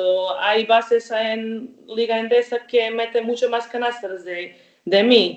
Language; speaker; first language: Spanish; non-native, learner; Croatian